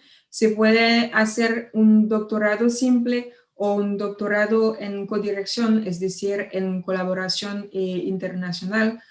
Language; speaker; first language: Spanish; non-native, fluent; French